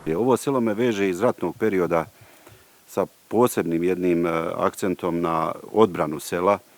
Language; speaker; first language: Bosnian; native; Bosnian